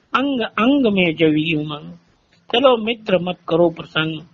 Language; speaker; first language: Hindi; native; Hindi